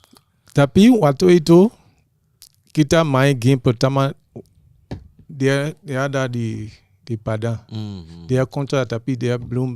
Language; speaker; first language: Indonesian; non-native, fluent; English